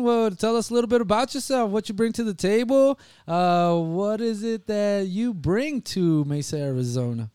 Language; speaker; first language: English; native; English